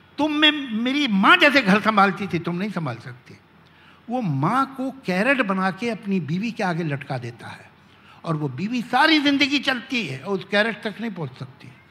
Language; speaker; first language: Hindi; native; Hindi